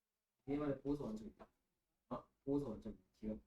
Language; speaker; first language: Korean; native; Korean